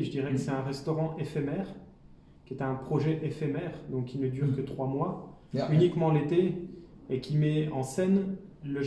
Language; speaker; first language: French; native; French